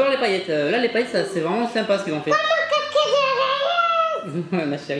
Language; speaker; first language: French; native; French